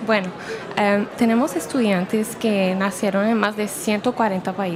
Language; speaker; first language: Spanish; non-native, fluent; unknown